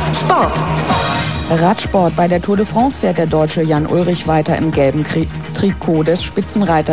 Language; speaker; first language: German; native; German